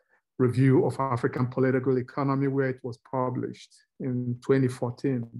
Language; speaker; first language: English; non-native, local second language; Igbo